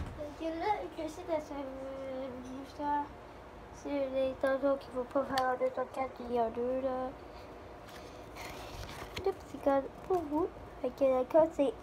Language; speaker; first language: French; native; French